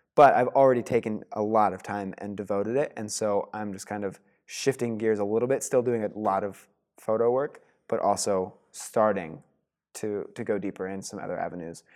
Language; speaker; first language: English; native; English